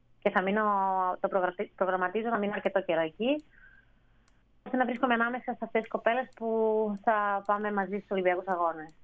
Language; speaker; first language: Greek; native; Greek